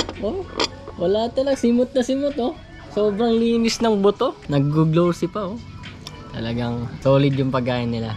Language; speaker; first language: Filipino; non-native, local second language; Cebuano